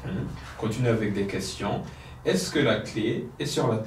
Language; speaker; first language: French; non-native, local second language; Kinyarwanda